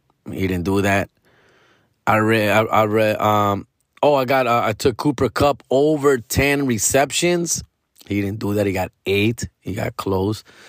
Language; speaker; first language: English; early bilingual, other home language; Spanish